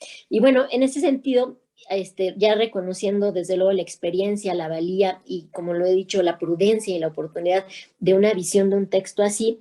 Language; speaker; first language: Spanish; native; Spanish